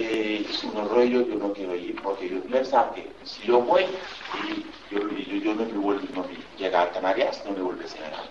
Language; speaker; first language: Spanish; non-native, learner; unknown